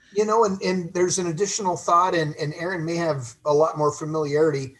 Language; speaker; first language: English; native; English